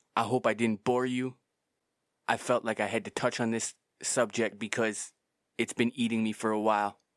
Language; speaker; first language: English; native; English